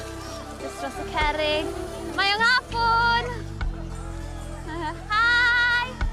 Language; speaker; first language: Welsh; non-native, local second language; English